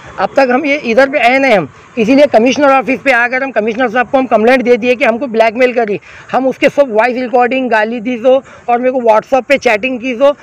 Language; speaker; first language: Hindi; non-native, local second language; Urdu